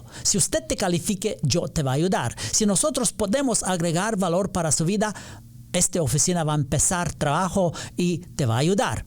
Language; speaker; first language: Spanish; non-native, learner; English